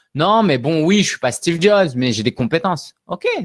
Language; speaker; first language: French; native; French